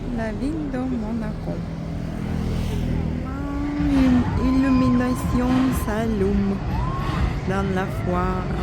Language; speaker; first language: French; non-native, fluent; Russian